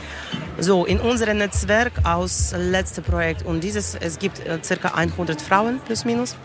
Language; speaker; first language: German; non-native, learner; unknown